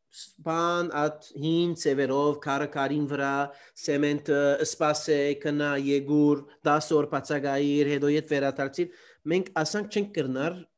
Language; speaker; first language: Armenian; early bilingual, heritage; Armenian